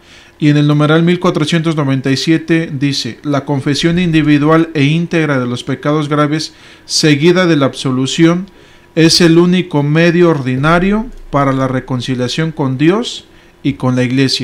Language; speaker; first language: Spanish; native; Spanish